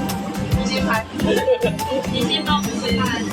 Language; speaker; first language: Chinese; non-native, learner; Thai